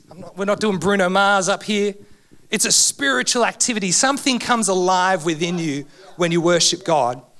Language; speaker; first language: English; native; English